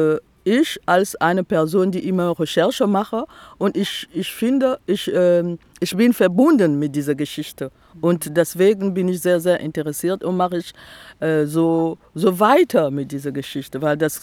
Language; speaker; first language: German; non-native, fluent; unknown